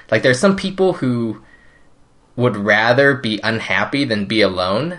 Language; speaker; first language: English; early bilingual, other home language; Cantonese